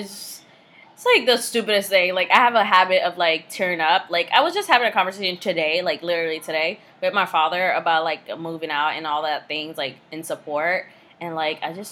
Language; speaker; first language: English; non-native, fluent; Haitian Creole